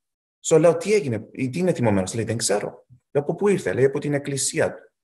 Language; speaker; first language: Greek; early bilingual, heritage; Greek